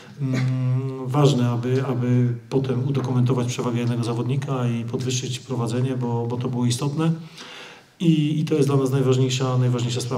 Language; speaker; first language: Polish; native; Polish